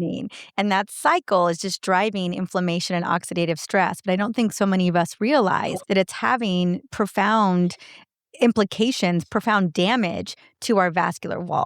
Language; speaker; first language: English; native; English